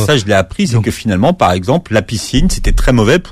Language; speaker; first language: French; native; French